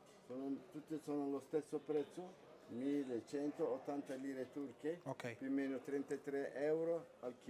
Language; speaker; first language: Italian; non-native, learner; Turkish